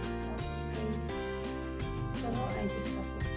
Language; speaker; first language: German; non-native, fluent; Filipino